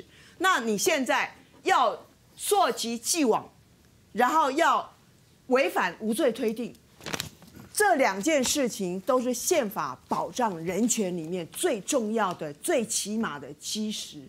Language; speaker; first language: Chinese; native; Chinese